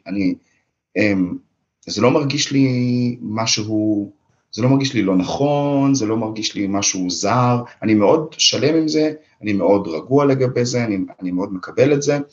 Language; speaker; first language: Hebrew; early bilingual, other home language; Russian